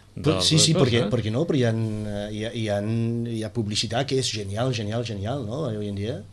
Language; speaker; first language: Catalan; non-native, fluent; English